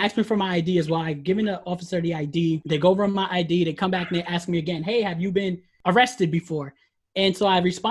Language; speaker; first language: English; native; English